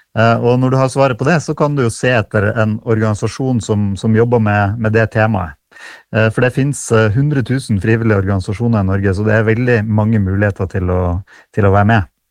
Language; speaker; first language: Norwegian; native; Norwegian